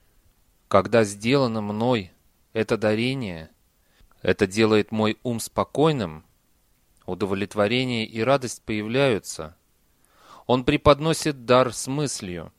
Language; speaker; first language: Russian; native; Russian